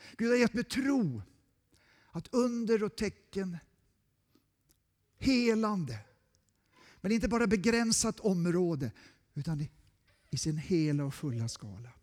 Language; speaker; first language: Swedish; native; Swedish